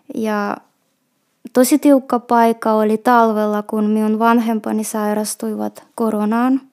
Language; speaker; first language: Finnish; non-native, fluent; Russian